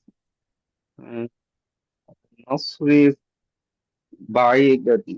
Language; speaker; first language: Arabic; non-native, learner; Bangla